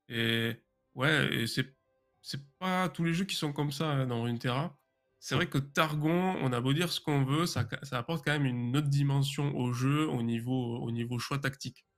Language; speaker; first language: French; native; French